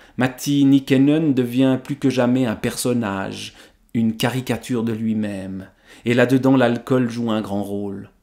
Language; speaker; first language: French; native; French